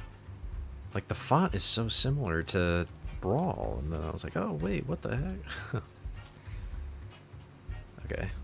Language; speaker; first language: English; native; English